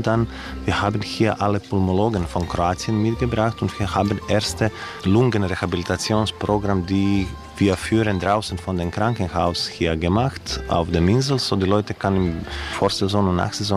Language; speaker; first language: German; non-native, learner; Croatian